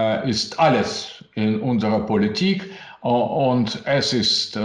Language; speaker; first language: German; non-native, learner; Russian